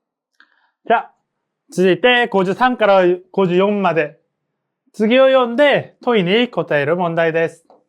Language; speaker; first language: Japanese; non-native, fluent; Korean